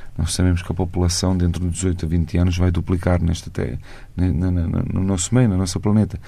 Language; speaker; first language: Portuguese; non-native, fluent; Bosnian